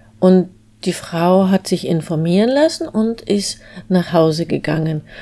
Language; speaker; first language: German; native; German